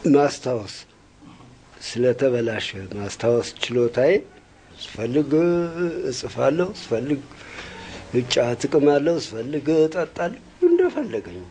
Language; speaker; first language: Amharic; non-native, local second language; Tigrinya